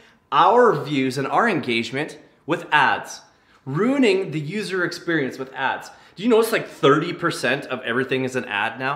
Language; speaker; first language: English; native; English